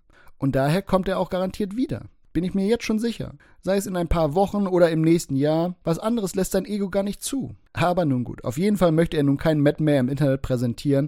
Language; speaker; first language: German; native; German